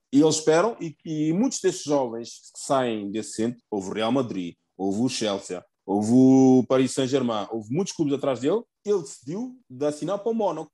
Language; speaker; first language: Portuguese; early bilingual, other home language; Upper Guinea Crioulo